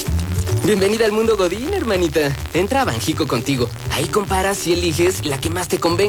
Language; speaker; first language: Spanish; native; Spanish